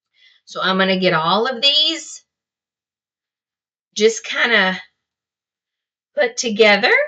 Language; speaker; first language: English; native; English